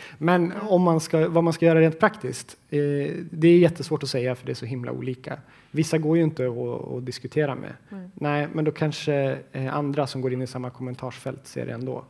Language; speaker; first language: Swedish; native; Swedish